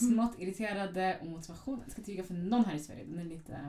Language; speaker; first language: Swedish; early bilingual, other home language; Somali